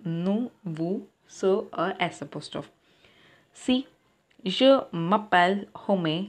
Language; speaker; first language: French; non-native, learner; Tamil